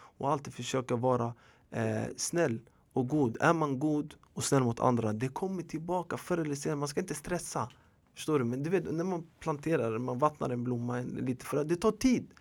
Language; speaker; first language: Swedish; early bilingual, other home language; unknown